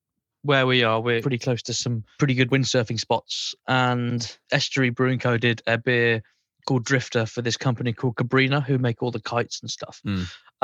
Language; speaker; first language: English; native; English